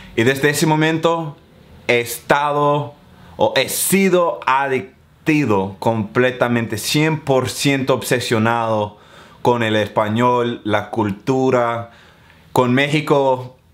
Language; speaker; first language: Spanish; non-native, fluent; English